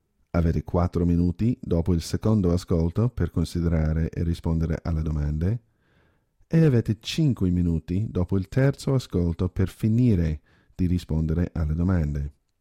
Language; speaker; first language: Italian; native; Italian